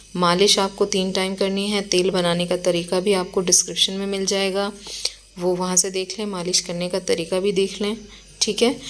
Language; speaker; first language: Hindi; native; Hindi